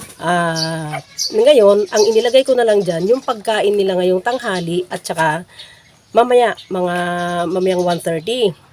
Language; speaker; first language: Filipino; non-native, local second language; Iloko